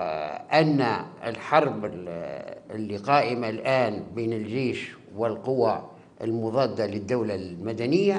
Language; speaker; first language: Arabic; native; Arabic